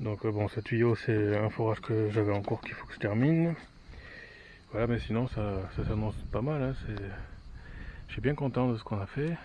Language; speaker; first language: French; native; French